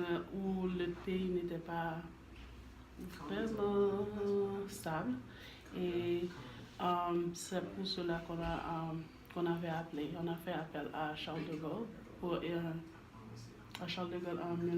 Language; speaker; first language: French; non-native, learner; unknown